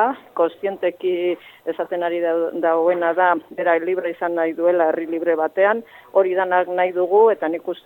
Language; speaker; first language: Basque; native; Basque